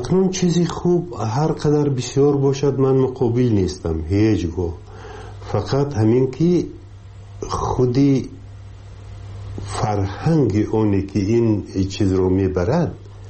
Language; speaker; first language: Persian; native; Persian